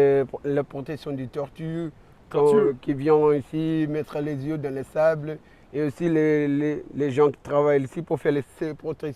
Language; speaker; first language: French; non-native, fluent; Kabuverdianu